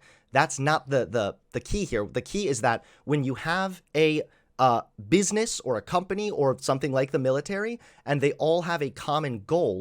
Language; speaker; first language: English; native; English